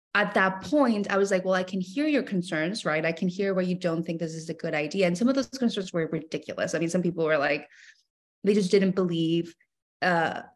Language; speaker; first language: English; non-native, fluent; Spanish